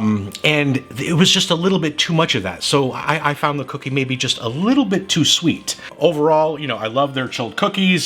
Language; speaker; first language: English; native; English